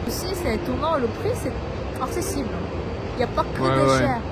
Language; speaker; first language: French; non-native, fluent; Korean